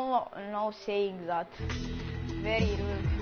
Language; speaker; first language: English; non-native, learner; Greek